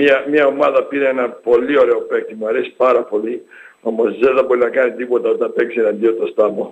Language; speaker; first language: Greek; early bilingual, heritage; English